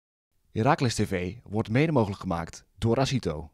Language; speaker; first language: Dutch; native; Dutch